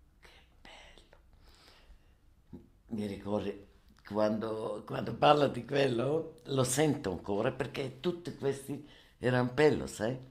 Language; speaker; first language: Italian; non-native, learner; German